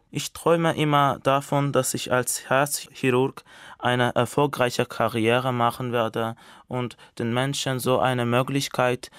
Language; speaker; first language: German; non-native, fluent; Azerbaijani